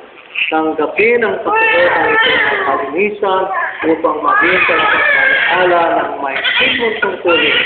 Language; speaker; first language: Filipino; native; Filipino